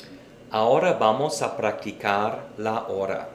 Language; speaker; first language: Spanish; non-native, fluent; English